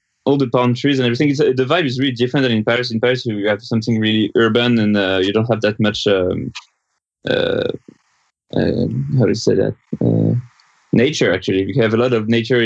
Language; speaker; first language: English; non-native, fluent; French